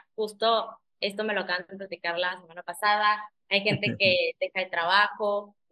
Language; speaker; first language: Spanish; early bilingual, heritage; Spanish